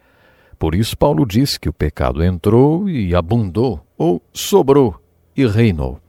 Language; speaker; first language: Portuguese; native; Portuguese